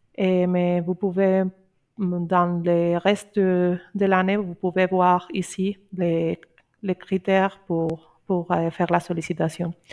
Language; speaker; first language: French; non-native, learner; Spanish